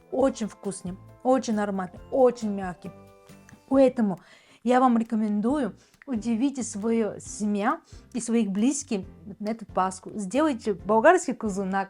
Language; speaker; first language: Russian; non-native, fluent; Bulgarian